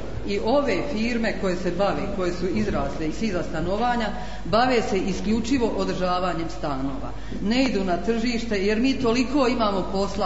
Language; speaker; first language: Croatian; native; Croatian